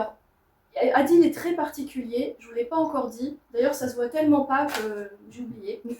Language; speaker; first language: French; native; French